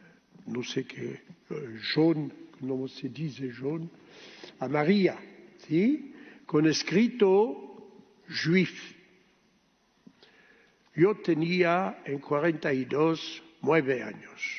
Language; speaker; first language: Spanish; early bilingual, heritage; Ladino